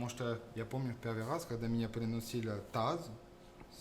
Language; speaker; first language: Russian; non-native, fluent; French